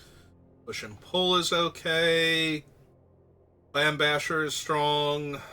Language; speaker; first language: English; native; English